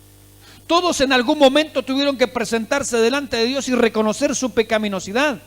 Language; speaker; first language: Spanish; native; Spanish